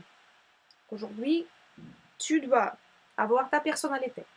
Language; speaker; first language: French; non-native, fluent; Russian